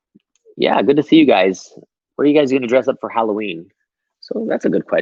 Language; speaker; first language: English; native; English